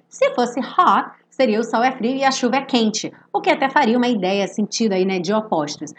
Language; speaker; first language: Portuguese; native; Portuguese